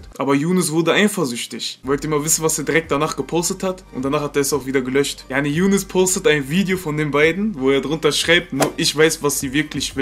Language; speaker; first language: German; native; German